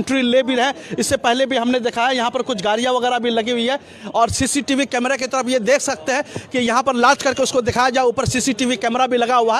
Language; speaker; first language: Hindi; native; Hindi